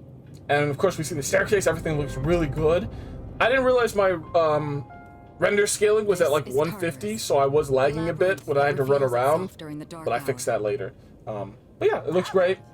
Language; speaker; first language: English; native; English